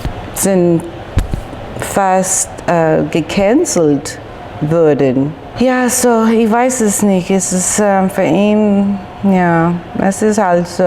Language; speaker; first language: German; non-native, learner; English